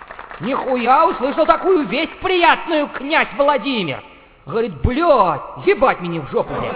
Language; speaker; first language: Russian; native; Russian